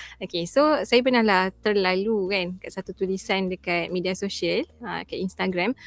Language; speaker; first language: Malay; native; Malay